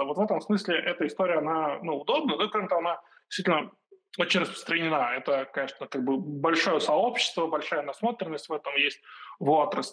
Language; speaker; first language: Russian; native; Russian